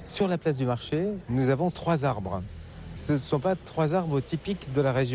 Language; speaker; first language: French; native; French